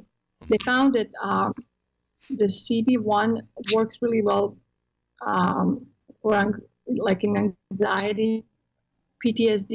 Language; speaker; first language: English; non-native, fluent; Croatian